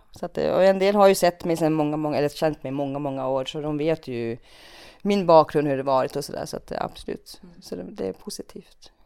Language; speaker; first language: Swedish; early bilingual, other home language; Finnish